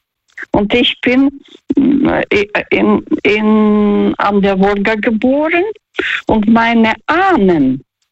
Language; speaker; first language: German; non-native, fluent; Russian